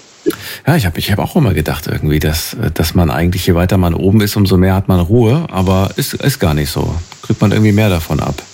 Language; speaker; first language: German; native; German